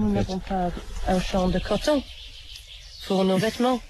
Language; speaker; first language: French; non-native, fluent; English